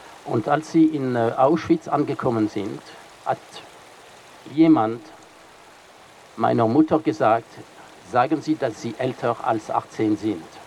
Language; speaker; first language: German; non-native, fluent; French